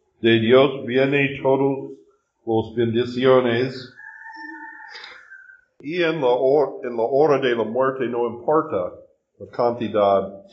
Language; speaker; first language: Spanish; non-native, learner; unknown